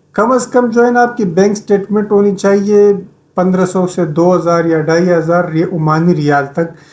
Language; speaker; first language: Urdu; native; Urdu